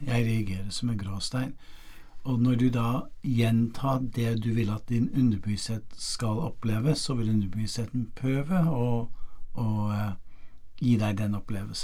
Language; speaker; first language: Norwegian; non-native, fluent; English